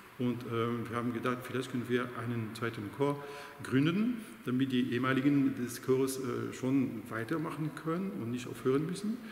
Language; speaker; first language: German; non-native, fluent; French